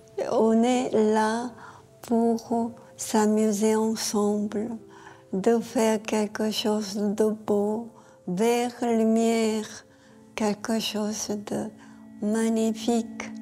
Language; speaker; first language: French; non-native, fluent; Korean